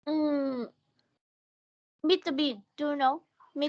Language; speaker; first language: English; non-native, learner; Vietnamese